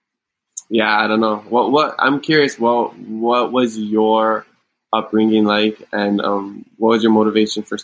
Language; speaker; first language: English; native; English